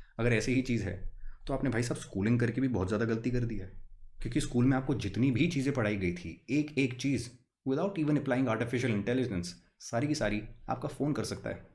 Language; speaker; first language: Hindi; native; Hindi